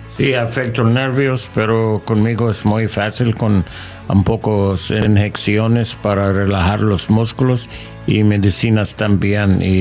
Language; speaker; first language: Spanish; non-native, learner; English